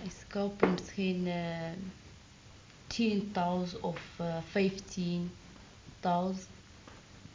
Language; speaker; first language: Dutch; non-native, learner; Arabic